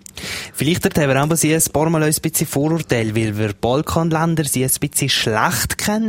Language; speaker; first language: German; native; German